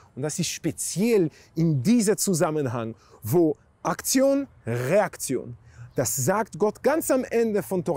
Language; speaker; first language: German; non-native, fluent; Hebrew